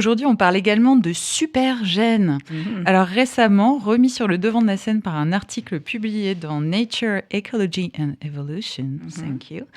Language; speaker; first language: French; native; French